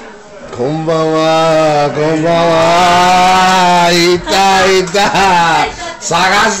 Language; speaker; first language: Japanese; non-native, fluent; English